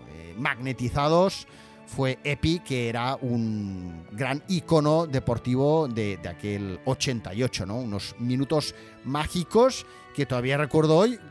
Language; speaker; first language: Spanish; native; Spanish